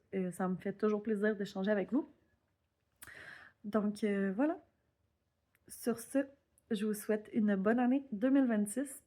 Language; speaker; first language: French; native; French